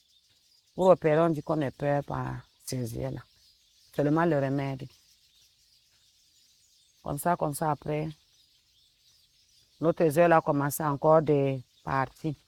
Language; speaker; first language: French; non-native, local second language; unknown